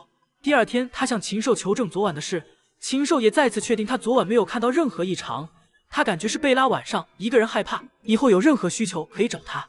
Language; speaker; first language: Chinese; native; Chinese